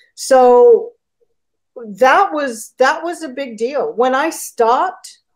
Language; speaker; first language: English; native; English